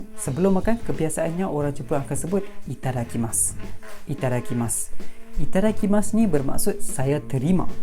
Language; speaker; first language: Malay; native; Malay